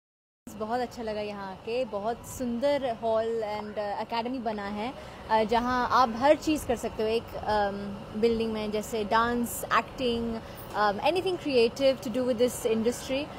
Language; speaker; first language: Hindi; non-native, fluent; English